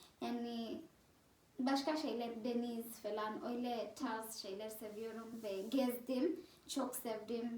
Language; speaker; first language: Turkish; non-native, fluent; Swahili